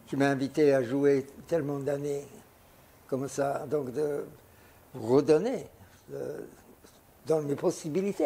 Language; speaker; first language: French; non-native, fluent; English